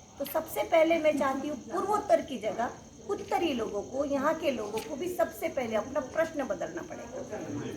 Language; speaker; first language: Hindi; non-native, local second language; Nepali